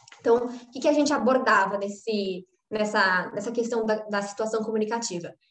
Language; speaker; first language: Portuguese; native; Portuguese